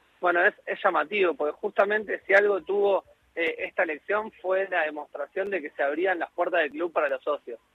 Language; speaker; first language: Spanish; native; Spanish